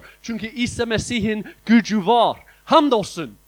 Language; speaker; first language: Turkish; non-native, fluent; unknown